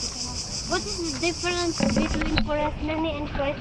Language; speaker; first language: English; non-native, local second language; Filipino